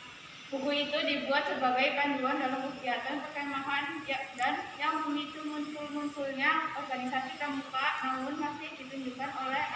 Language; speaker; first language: Indonesian; native; Indonesian